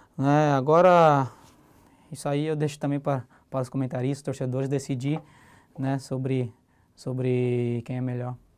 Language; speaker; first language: Portuguese; native; Portuguese